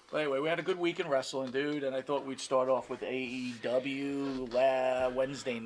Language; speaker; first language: English; native; English